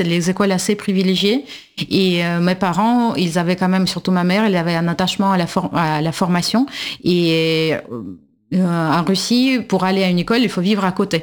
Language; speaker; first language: French; non-native, fluent; Russian